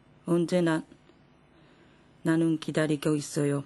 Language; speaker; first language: Korean; non-native, fluent; Japanese